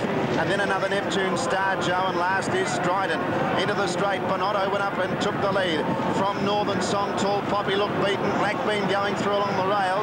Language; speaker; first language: English; native; English